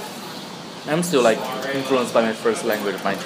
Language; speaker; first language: English; non-native, fluent; Chinese